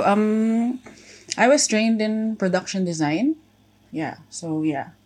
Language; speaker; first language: English; non-native, local second language; Filipino